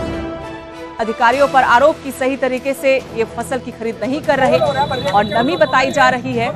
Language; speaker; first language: Hindi; native; Hindi